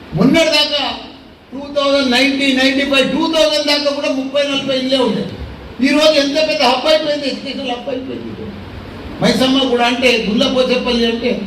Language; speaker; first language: Telugu; native; Telugu